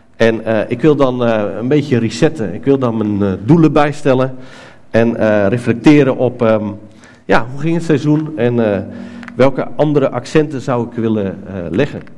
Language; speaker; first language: Dutch; native; Dutch